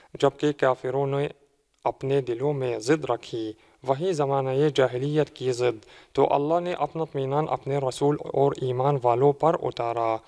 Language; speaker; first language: Urdu; non-native, fluent; Arabic